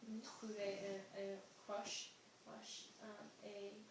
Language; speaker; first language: French; non-native, learner; English